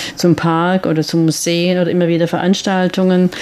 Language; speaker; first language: German; native; German